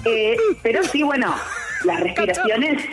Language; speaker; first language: Spanish; native; Spanish